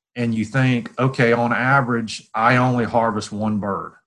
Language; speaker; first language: English; native; English